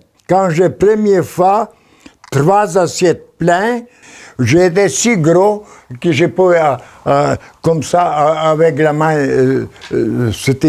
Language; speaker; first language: French; non-native, learner; Polish